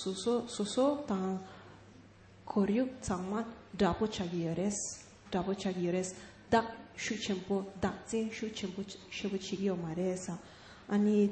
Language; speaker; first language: Italian; native; Italian